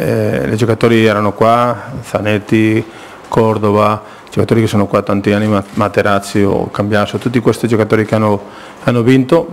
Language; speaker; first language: Italian; non-native, fluent; Spanish